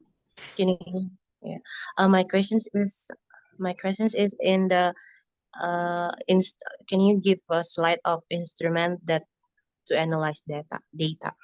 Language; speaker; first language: English; non-native, learner; Indonesian